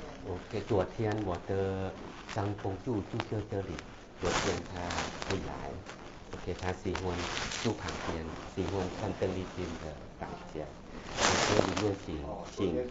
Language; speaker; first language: Chinese; non-native, learner; Thai